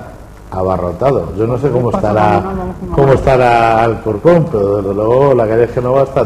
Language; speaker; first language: Spanish; native; Spanish